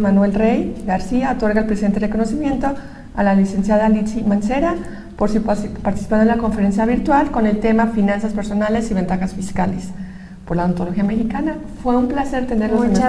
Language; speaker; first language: Spanish; native; Spanish